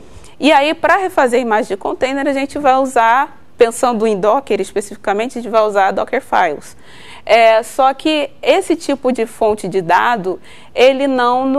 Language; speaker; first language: Portuguese; native; Portuguese